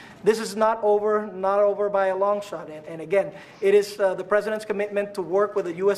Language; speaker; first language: English; non-native, fluent; Spanish